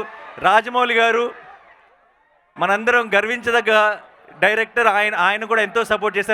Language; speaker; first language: Telugu; native; Telugu